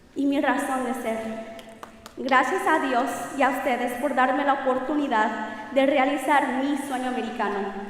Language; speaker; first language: Spanish; early bilingual, heritage; Spanish